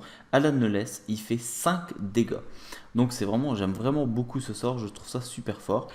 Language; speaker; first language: French; native; French